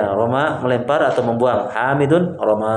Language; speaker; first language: Indonesian; native; Indonesian